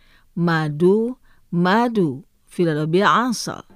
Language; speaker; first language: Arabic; non-native, fluent; Indonesian